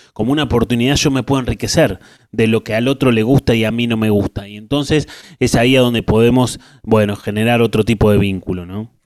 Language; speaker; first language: Spanish; native; Spanish